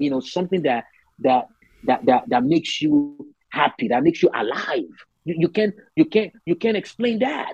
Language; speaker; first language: English; non-native, local second language; Yoruba